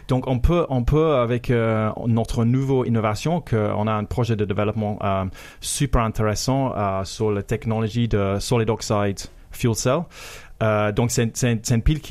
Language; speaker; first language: French; non-native, fluent; English